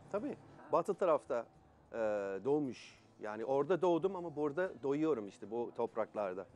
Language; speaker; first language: Turkish; non-native, fluent; English